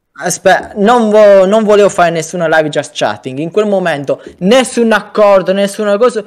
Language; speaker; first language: Italian; native; Italian